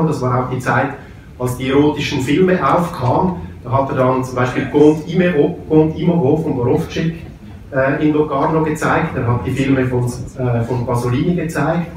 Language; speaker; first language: German; native; German